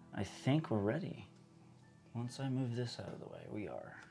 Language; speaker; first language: English; native; English